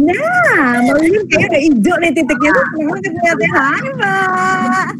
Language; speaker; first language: Indonesian; native; Indonesian